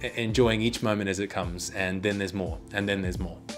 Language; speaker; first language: English; native; English